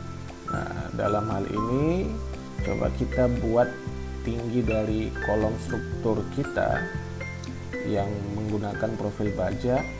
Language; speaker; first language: Indonesian; native; Indonesian